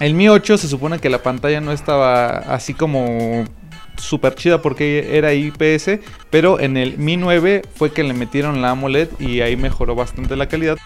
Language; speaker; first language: Spanish; native; Spanish